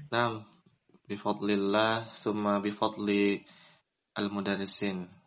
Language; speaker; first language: Arabic; non-native, learner; Indonesian